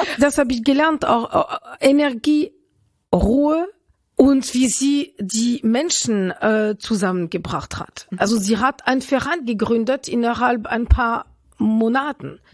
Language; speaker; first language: German; non-native, fluent; French